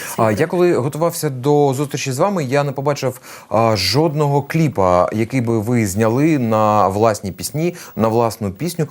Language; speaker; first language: Ukrainian; native; Ukrainian